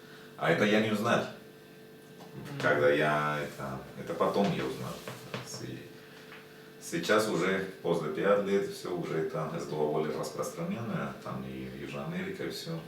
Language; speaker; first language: Russian; non-native, learner; Spanish